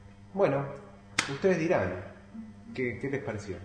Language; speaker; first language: Spanish; native; Spanish